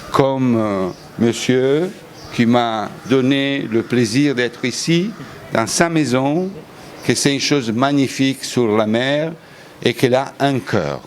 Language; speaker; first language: French; non-native, fluent; Italian